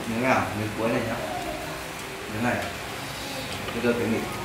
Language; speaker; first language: Chinese; non-native, learner; Vietnamese